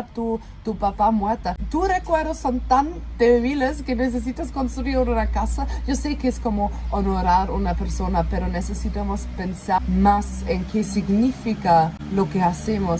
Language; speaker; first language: Spanish; non-native, fluent; German